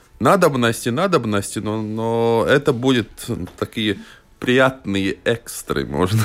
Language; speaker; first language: Russian; non-native, local second language; Latvian